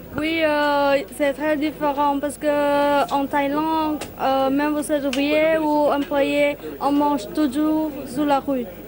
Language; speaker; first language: French; non-native, learner; Thai